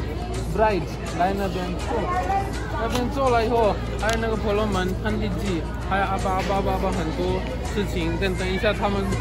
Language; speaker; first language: Chinese; non-native, fluent; Hindi